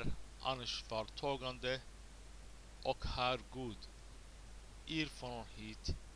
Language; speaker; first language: Swedish; non-native, fluent; Somali